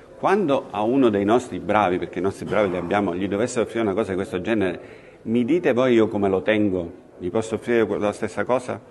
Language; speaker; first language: Italian; native; Italian